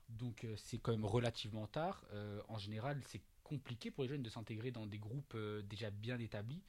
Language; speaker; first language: French; native; French